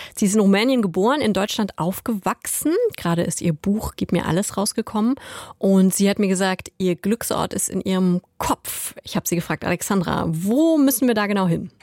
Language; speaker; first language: German; native; German